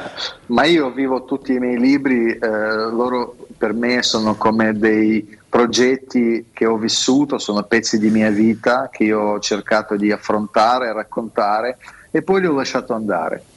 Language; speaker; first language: Italian; non-native, fluent; Russian